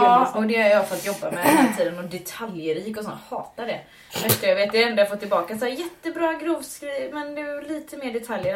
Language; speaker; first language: Swedish; native; Swedish